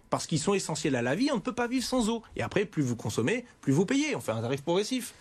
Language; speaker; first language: French; native; French